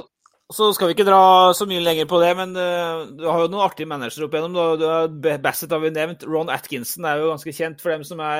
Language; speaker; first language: Norwegian; native; Norwegian